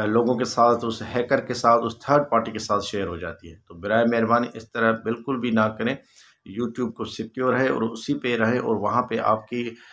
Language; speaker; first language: Urdu; non-native, local second language; Sindhi